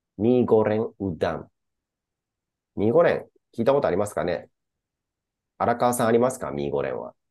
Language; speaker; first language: Japanese; native; Japanese